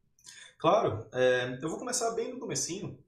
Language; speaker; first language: Portuguese; native; Portuguese